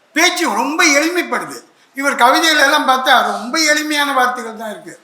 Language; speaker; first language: Tamil; native; Tamil